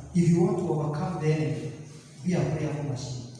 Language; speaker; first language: English; non-native, local second language; Swahili